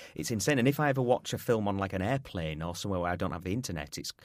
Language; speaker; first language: English; native; English